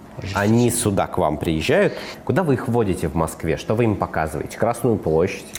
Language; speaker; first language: Russian; native; Russian